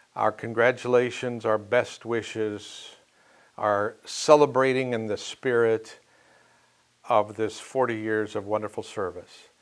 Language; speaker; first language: English; native; English